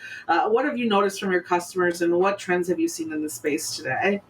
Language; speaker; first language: English; native; English